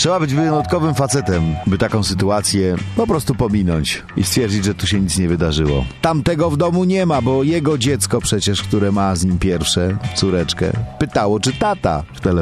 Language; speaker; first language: Polish; native; Polish